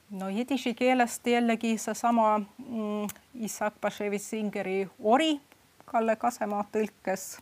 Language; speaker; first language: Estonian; non-native, fluent; Russian